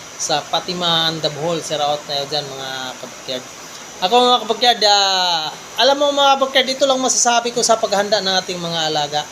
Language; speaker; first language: Filipino; non-native, local second language; Cebuano